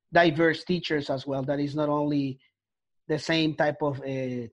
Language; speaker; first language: English; non-native, fluent; Spanish